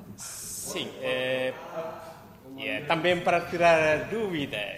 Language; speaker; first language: Portuguese; non-native, local second language; Tetum